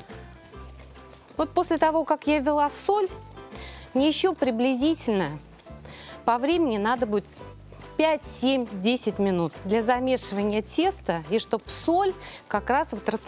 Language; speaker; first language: Russian; native; Russian